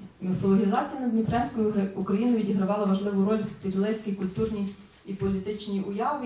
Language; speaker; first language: Ukrainian; native; Ukrainian